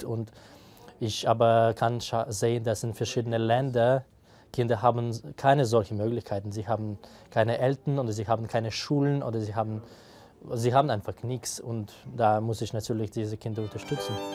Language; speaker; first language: German; non-native, fluent; Russian